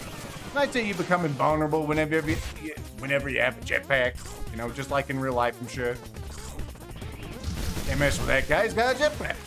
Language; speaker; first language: English; native; English